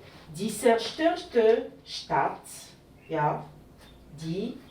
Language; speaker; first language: German; non-native, learner; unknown